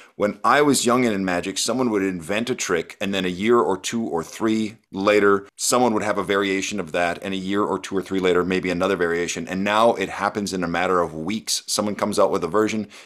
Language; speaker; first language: English; native; English